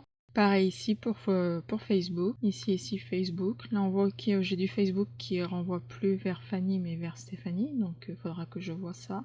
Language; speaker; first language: French; native; French